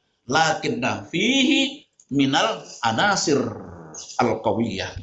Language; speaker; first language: Arabic; non-native, fluent; Indonesian